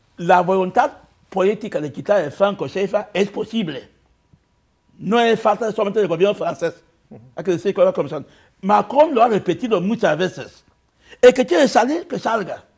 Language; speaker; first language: Spanish; non-native, local second language; Fang